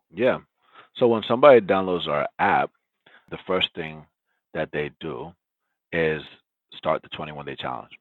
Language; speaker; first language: English; early bilingual, other home language; Spanish